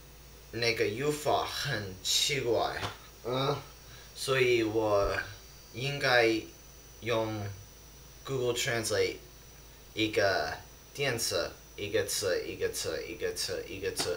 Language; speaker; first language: Chinese; non-native, learner; English